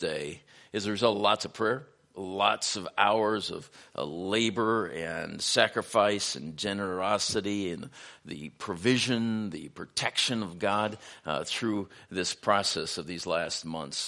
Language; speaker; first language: English; native; English